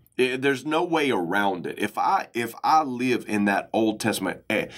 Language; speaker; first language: English; native; English